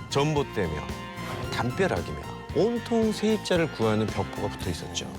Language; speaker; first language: Korean; native; Korean